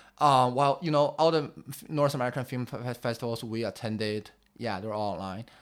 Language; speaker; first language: English; non-native, fluent; Chinese